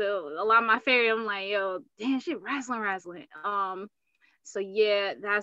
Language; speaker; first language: English; native; English